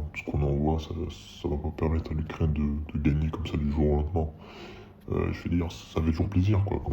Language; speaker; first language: French; native; French